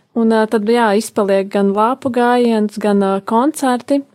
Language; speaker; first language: Latvian; native; Latvian